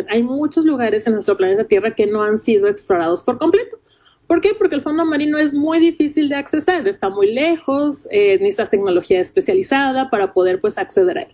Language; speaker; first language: Spanish; native; Spanish